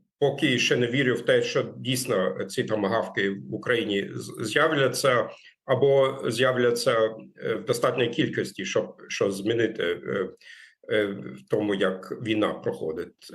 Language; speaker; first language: Ukrainian; non-native, fluent; German